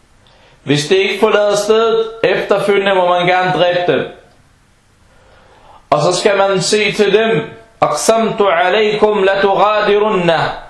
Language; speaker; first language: Danish; non-native, fluent; Arabic